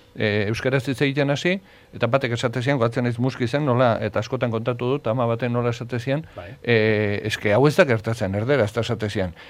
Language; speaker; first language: Basque; native; Basque